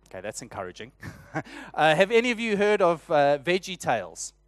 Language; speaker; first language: English; native; English